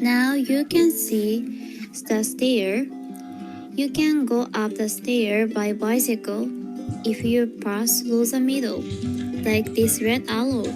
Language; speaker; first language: English; non-native, learner; Japanese